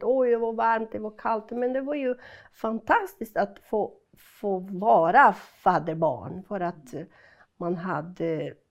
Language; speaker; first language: Swedish; non-native, fluent; Portuguese